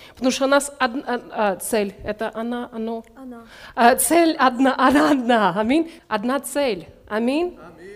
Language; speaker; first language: Russian; non-native, learner; English